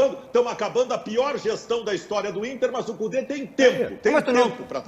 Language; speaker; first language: Portuguese; native; Portuguese